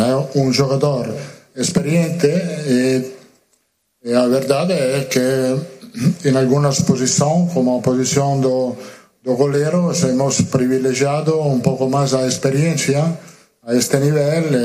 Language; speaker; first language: Portuguese; non-native, learner; Spanish